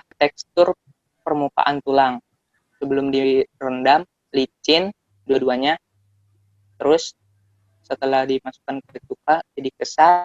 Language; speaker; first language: Indonesian; native; Indonesian